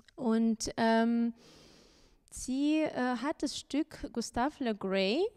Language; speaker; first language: German; non-native, fluent; Azerbaijani